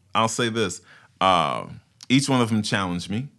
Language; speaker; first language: English; early bilingual, other home language; Haitian Creole